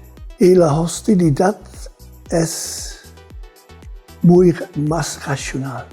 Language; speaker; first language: Spanish; non-native, fluent; Dutch